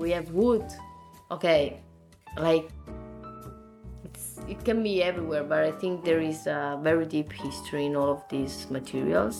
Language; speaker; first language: English; non-native, fluent; Italian